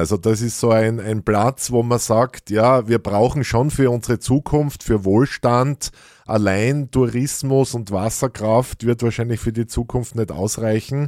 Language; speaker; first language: German; native; German